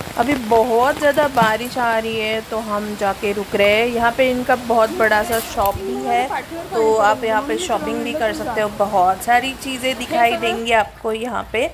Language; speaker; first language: Hindi; non-native, local second language; Marathi